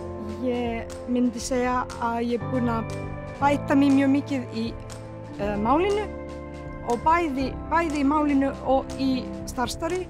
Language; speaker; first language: Icelandic; non-native, learner; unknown